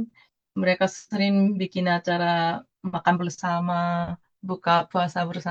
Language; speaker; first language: Indonesian; non-native, fluent; Japanese